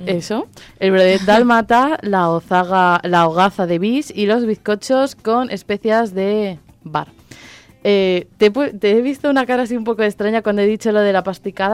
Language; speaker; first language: Spanish; native; Spanish